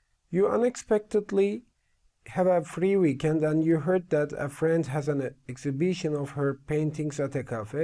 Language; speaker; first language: English; non-native, fluent; Turkish